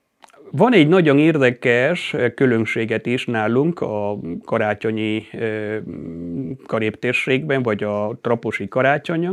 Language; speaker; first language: Hungarian; non-native, fluent; Spanish